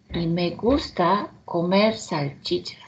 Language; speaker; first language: Spanish; non-native, learner; English